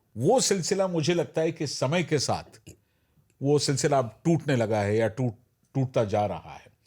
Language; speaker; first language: Hindi; non-native, local second language; Bangla